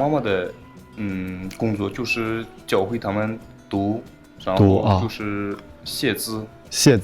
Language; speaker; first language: Chinese; early bilingual, heritage; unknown